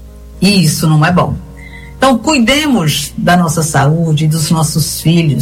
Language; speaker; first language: Portuguese; native; Portuguese